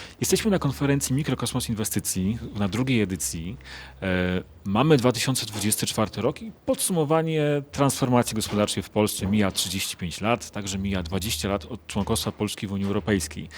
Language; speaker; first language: Polish; native; Polish